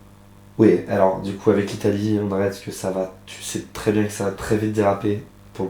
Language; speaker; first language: French; native; French